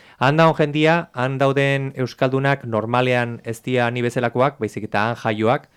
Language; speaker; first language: Basque; native; Basque